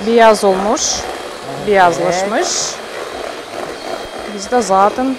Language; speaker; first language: Turkish; non-native, fluent; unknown